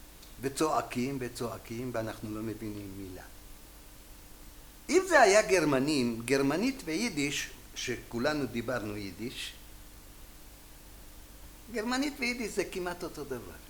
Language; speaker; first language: Hebrew; non-native, fluent; Hungarian